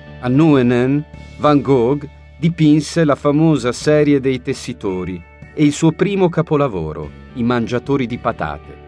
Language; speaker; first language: Italian; native; Italian